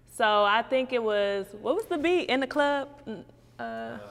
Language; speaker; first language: English; native; English